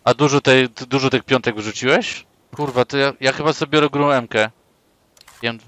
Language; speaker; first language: Polish; native; Polish